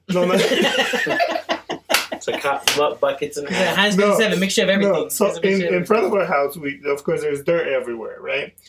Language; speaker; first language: English; early bilingual, other home language; Spanish